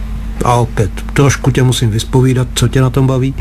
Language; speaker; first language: Czech; native; Czech